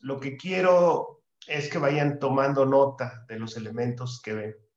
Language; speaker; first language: Spanish; native; Spanish